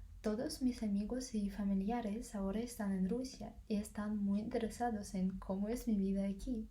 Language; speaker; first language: Spanish; non-native, fluent; Russian